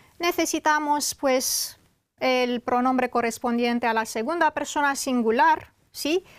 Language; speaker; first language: Spanish; non-native, fluent; Romanian